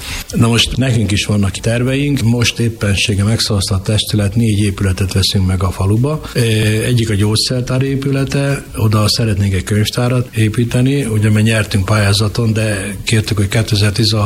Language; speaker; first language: Hungarian; native; Hungarian